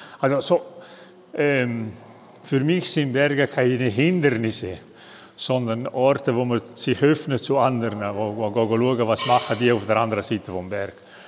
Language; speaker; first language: German; non-native, local second language; Italian